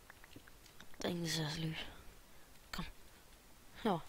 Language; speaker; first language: Danish; native; Danish